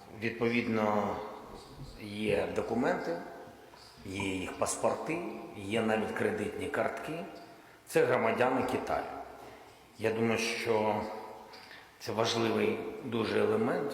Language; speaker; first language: Ukrainian; non-native, local second language; Russian